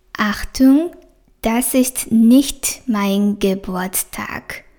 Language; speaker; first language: German; non-native, fluent; Japanese